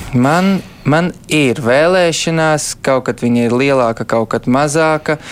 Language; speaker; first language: Latvian; early bilingual, heritage; Latvian